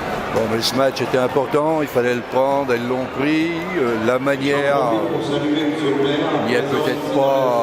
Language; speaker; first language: French; native; French